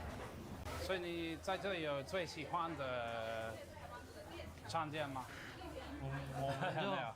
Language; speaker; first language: Chinese; non-native, learner; English